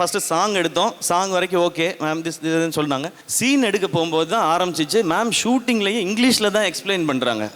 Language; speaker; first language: Tamil; native; Tamil